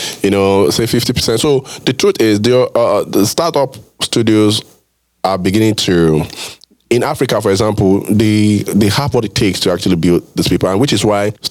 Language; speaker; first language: English; non-native, local second language; Yoruba